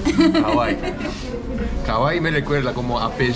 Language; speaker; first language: Spanish; non-native, learner; Japanese